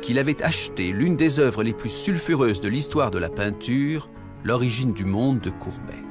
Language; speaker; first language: French; native; French